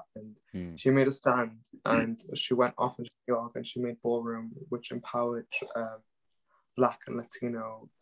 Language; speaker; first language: English; non-native, local second language; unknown